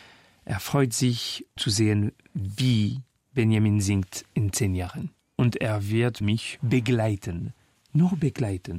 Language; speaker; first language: German; non-native, fluent; French